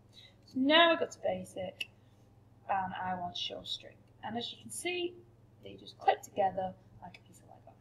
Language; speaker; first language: English; native; English